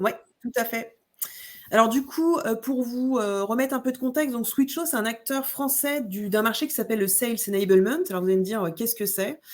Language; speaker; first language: French; native; French